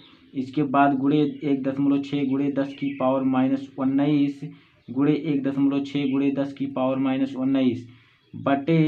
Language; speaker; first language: Hindi; native; Hindi